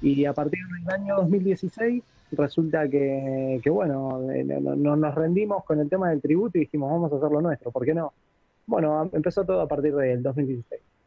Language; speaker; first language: Spanish; native; Spanish